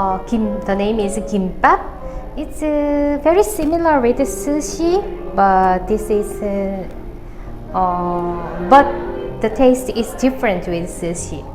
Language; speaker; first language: English; non-native, learner; Korean